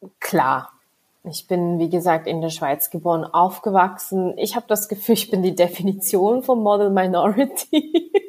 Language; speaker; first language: German; early bilingual, other home language; Vietnamese